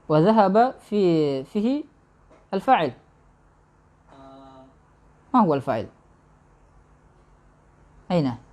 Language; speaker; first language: Arabic; non-native, fluent; Indonesian